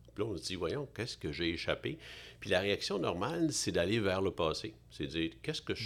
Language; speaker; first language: French; native; French